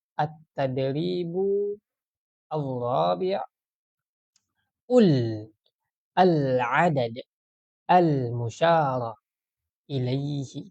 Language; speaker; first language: Arabic; non-native, fluent; Malay